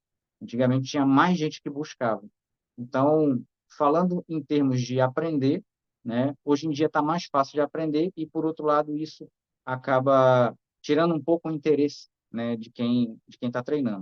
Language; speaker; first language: Portuguese; native; Portuguese